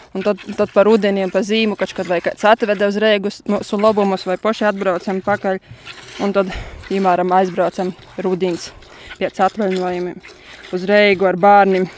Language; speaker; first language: Latvian; native; Latvian